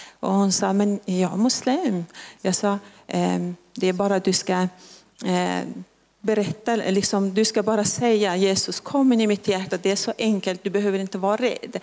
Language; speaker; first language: Swedish; non-native, local second language; Persian